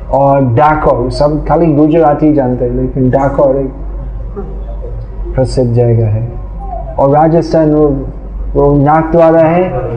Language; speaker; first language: Hindi; non-native, fluent; English